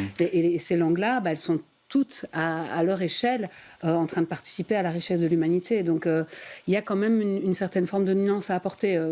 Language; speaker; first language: French; native; French